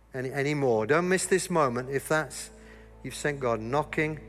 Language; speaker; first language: English; native; English